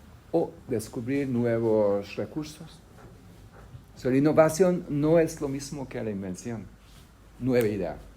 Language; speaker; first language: Spanish; non-native, fluent; Hungarian